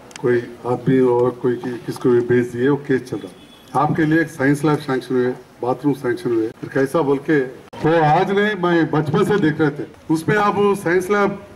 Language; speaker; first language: Hindi; non-native, local second language; Telugu